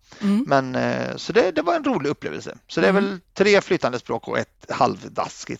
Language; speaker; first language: Swedish; early bilingual, other home language; Arabic